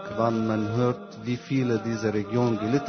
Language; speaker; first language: German; non-native, fluent; Arabic